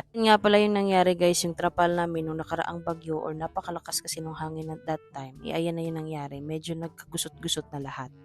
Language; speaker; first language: Filipino; non-native, local second language; Cebuano